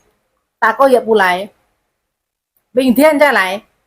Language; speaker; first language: Chinese; non-native, learner; Indonesian